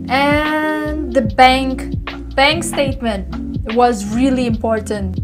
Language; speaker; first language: English; non-native, fluent; Tajik